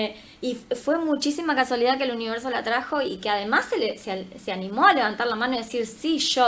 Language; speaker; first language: Spanish; native; Spanish